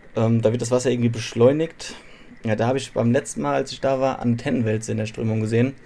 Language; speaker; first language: German; native; German